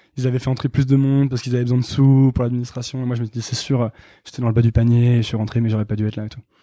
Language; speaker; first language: French; native; French